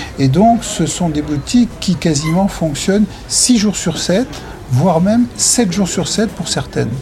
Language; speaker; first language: French; native; French